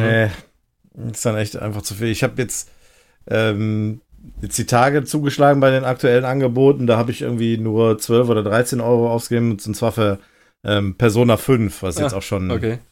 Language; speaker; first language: German; native; German